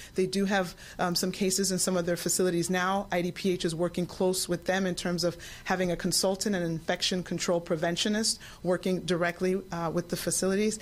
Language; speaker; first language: English; native; English